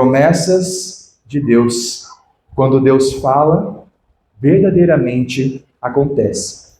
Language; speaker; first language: Portuguese; native; Portuguese